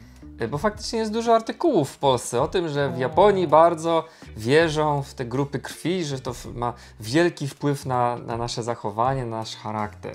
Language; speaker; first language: Polish; native; Polish